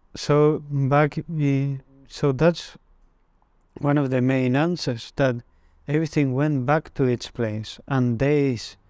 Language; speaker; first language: English; non-native, fluent; Spanish